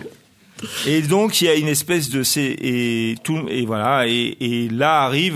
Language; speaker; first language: French; native; French